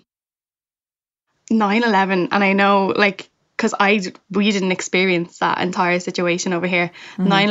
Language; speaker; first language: English; native; English